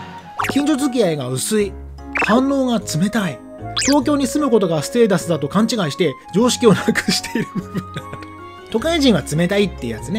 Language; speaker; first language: Japanese; native; Japanese